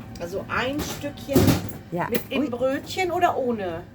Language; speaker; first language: German; native; German